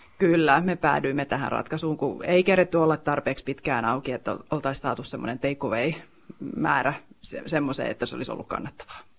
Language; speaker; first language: Finnish; non-native, local second language; Swedish